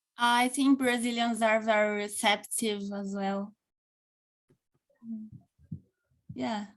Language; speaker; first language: English; non-native, local second language; Portuguese